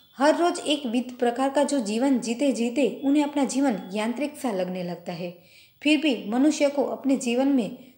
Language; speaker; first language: Hindi; non-native, local second language; Gujarati